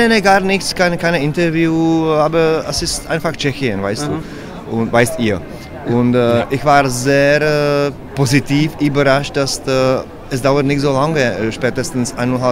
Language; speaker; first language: German; non-native, learner; Czech